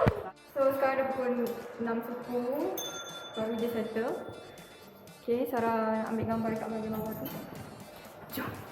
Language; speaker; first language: Malay; native; Malay